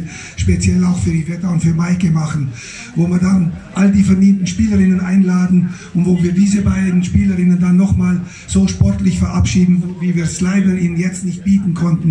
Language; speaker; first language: German; native; German